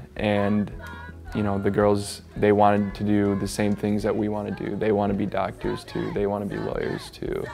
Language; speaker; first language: English; native; English